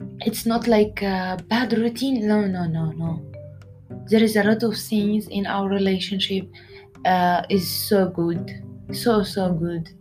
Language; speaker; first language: English; non-native, learner; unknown